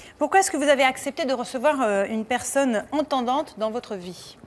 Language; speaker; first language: French; native; French